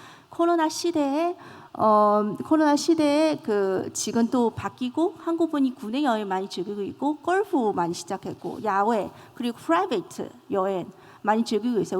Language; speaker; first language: Korean; non-native, fluent; Chinese